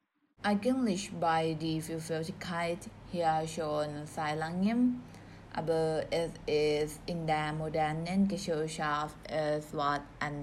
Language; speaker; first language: German; non-native, learner; Thai